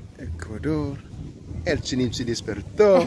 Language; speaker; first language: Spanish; non-native, learner; Kabuverdianu